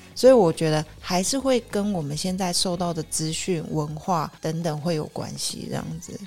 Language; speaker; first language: Chinese; native; Chinese